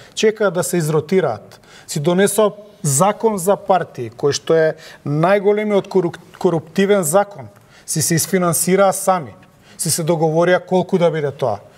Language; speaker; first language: Macedonian; native; Macedonian